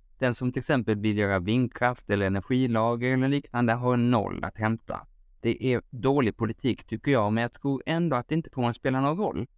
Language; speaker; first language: Swedish; native; Swedish